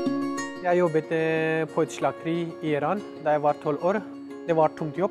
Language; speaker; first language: Norwegian; non-native, fluent; Persian